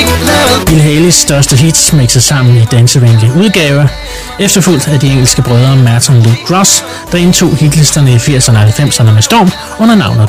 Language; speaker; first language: Danish; native; Danish